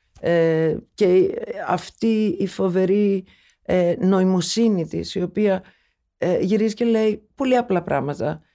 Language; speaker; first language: Greek; early bilingual, other home language; Turkish